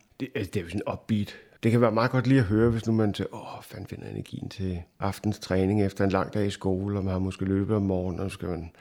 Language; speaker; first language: Danish; native; Danish